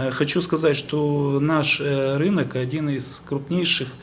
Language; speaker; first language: Russian; native; Russian